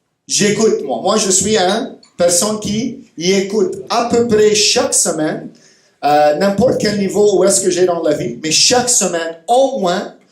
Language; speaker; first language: French; non-native, fluent; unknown